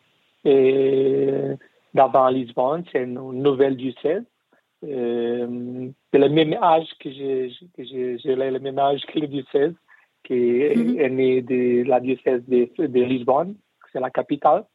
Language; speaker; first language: French; non-native, learner; Portuguese